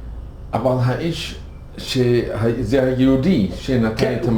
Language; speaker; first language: Hebrew; non-native, learner; English